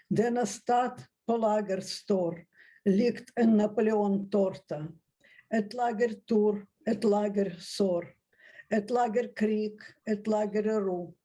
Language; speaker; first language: Swedish; non-native, fluent; Russian